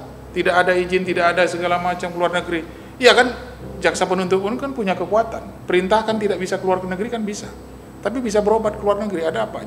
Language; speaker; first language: Indonesian; native; Indonesian